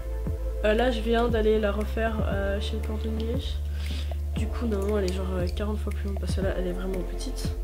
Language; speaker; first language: French; native; French